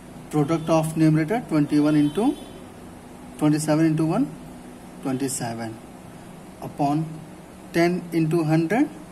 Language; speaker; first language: English; non-native, local second language; Hindi